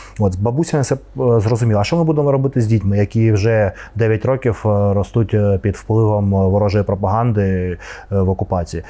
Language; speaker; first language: Ukrainian; non-native, local second language; Russian